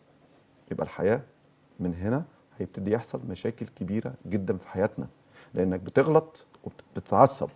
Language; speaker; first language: Arabic; native; Arabic